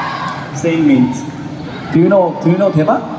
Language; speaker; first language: English; non-native, learner; Korean